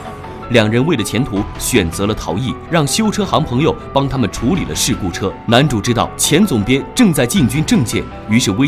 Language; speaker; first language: Chinese; native; Chinese